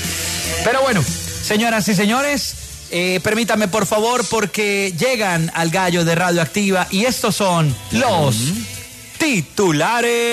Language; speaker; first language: Spanish; native; Spanish